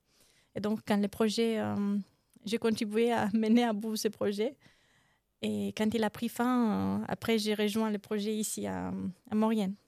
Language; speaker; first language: French; non-native, fluent; Romanian